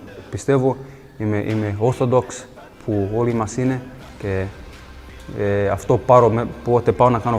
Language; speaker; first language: Greek; early bilingual, heritage; English